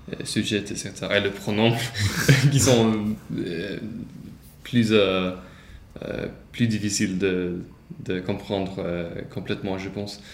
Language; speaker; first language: French; non-native, learner; Swedish